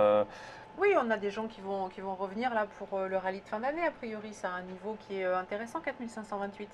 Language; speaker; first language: French; native; French